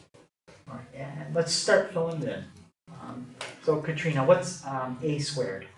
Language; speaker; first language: English; native; English